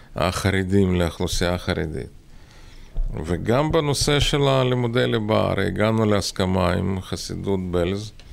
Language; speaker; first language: Hebrew; non-native, fluent; Russian